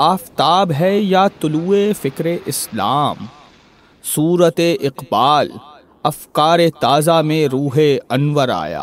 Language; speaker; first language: Urdu; native; Urdu